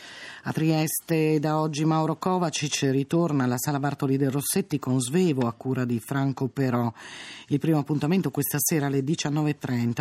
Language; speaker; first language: Italian; native; Italian